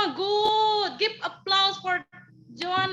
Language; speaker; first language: English; non-native, learner; Indonesian